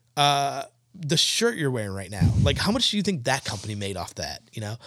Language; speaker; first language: English; native; English